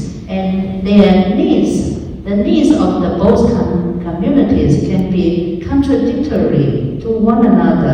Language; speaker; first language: English; non-native, fluent; Chinese